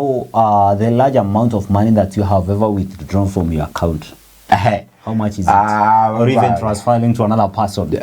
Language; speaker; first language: English; non-native, local second language; Swahili